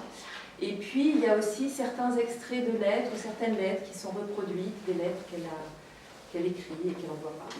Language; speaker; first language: French; native; French